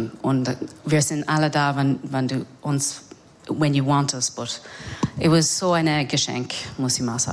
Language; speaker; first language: German; non-native, fluent; English